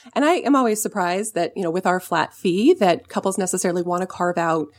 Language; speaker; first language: English; native; English